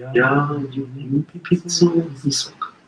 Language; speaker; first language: Russian; non-native, learner; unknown